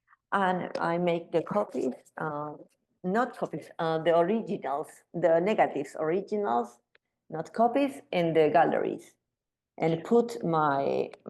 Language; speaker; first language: English; non-native, learner; Spanish